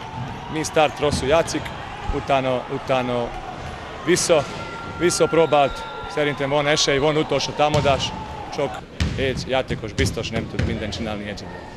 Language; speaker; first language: Hungarian; non-native, learner; Serbian